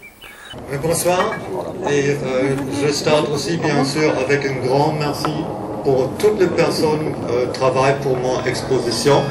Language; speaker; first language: French; non-native, learner; German